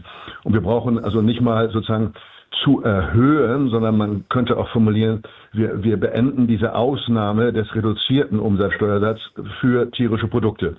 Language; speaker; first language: German; native; German